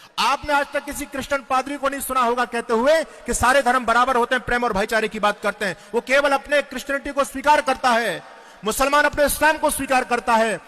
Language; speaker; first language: Hindi; native; Hindi